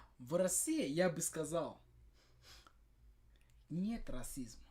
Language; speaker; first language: Russian; non-native, fluent; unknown